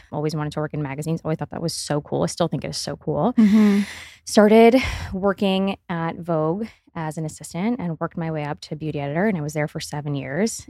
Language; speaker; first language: English; native; English